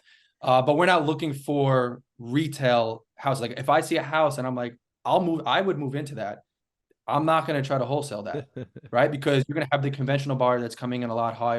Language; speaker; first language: English; native; English